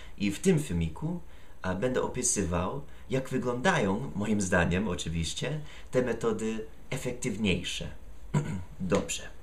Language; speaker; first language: Polish; non-native, fluent; English